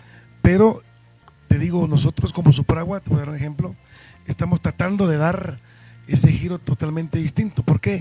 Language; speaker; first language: Spanish; native; Spanish